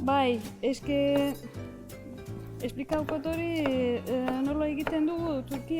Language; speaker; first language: Basque; non-native, learner; Turkish